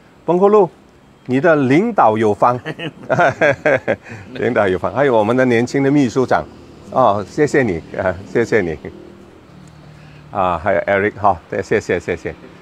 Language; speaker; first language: Chinese; native; Chinese